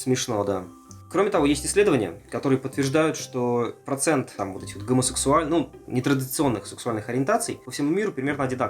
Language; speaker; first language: Russian; native; Russian